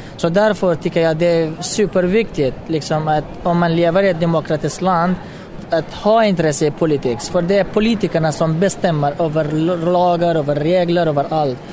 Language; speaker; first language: Swedish; non-native, fluent; Pashto